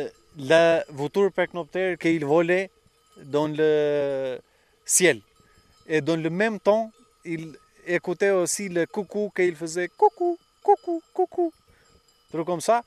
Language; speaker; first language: French; non-native, fluent; Albanian